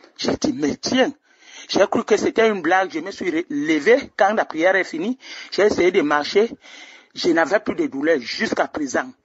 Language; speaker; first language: French; non-native, local second language; Rundi